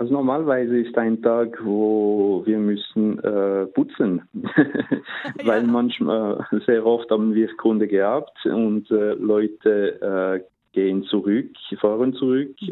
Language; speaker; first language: German; non-native, local second language; French